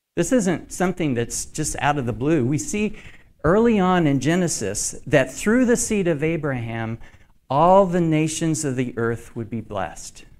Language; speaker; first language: English; native; English